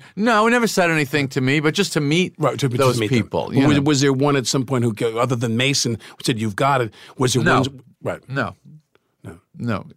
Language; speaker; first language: English; native; English